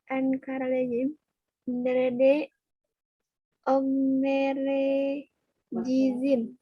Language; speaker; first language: Turkish; non-native, learner; Indonesian